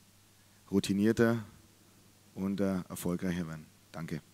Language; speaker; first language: German; native; German